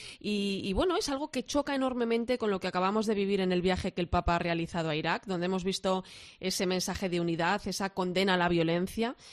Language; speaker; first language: Spanish; native; Spanish